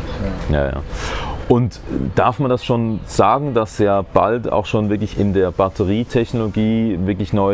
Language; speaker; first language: German; native; German